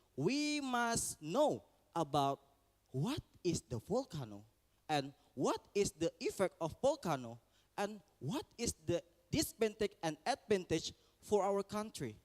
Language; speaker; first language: English; non-native, learner; Indonesian